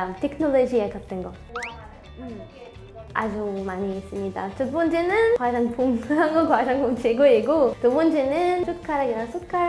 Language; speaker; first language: Korean; non-native, fluent; Arabic